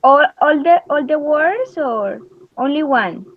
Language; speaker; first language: English; non-native, learner; Spanish